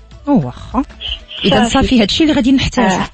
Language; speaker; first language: Arabic; native; Arabic